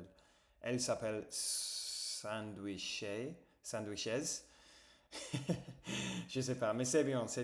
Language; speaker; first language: French; non-native, fluent; English